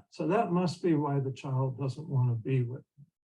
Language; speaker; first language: English; native; English